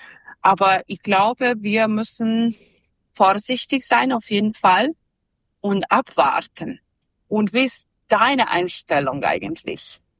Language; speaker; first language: German; non-native, learner; Serbian